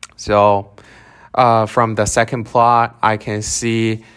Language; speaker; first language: English; non-native, fluent; Chinese